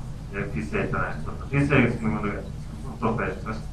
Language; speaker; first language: Mongolian; native; Mongolian